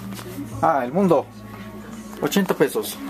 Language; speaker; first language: Spanish; native; Spanish